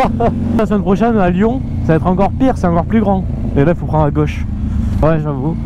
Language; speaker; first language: French; native; French